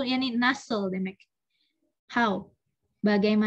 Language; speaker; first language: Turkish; non-native, learner; Indonesian